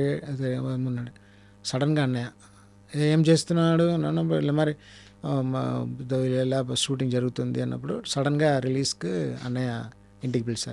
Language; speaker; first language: Telugu; non-native, fluent; Tamil